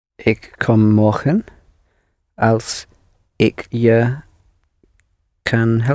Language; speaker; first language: Dutch; non-native, learner; English